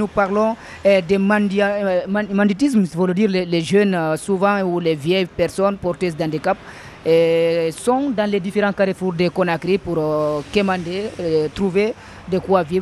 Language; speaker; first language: French; non-native, local second language; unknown